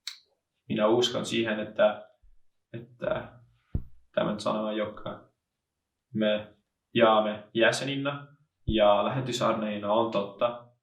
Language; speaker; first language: Finnish; non-native, learner; English